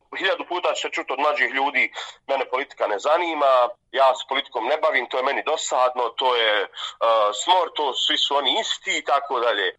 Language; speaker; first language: Bosnian; native; Bosnian